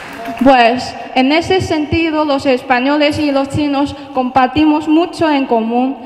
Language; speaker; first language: Spanish; non-native, fluent; Chinese